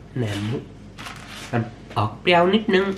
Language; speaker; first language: Thai; early bilingual, heritage; Swedish